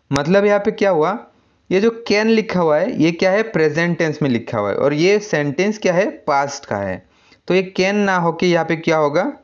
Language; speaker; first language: Hindi; non-native, local second language; Assamese